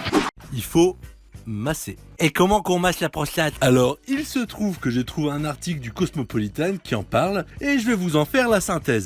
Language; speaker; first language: French; native; French